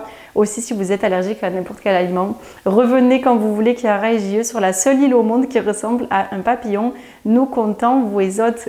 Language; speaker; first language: French; native; French